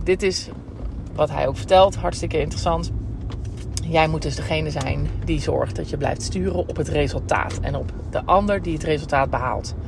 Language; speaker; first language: Dutch; native; Dutch